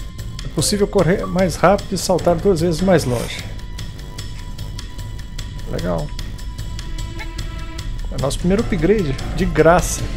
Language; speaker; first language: Portuguese; native; Portuguese